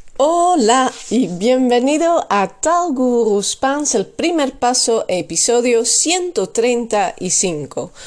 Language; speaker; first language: Spanish; non-native, fluent; Dutch